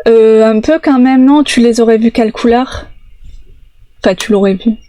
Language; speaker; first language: French; native; French